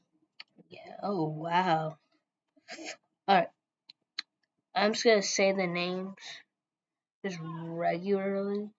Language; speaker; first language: English; native; English